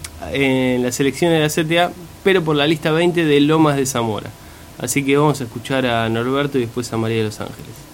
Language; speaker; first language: Spanish; native; Spanish